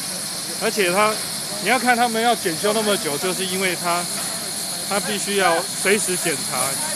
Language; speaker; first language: Chinese; native; Chinese